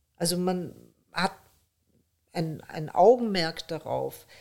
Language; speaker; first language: German; early bilingual, other home language; Persian